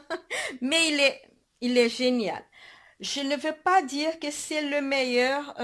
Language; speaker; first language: French; non-native, fluent; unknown